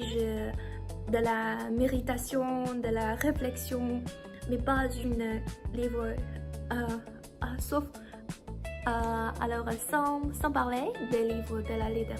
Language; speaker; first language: French; non-native, learner; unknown